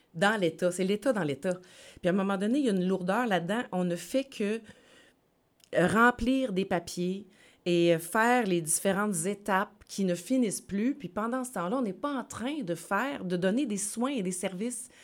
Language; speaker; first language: French; native; French